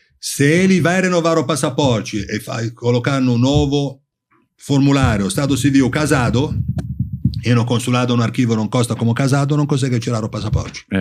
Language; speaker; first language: Portuguese; non-native, fluent; Italian